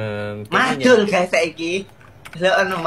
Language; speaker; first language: Vietnamese; native; Vietnamese